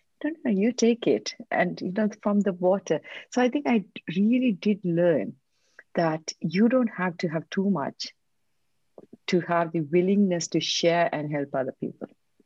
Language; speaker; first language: English; non-native, local second language; Tamil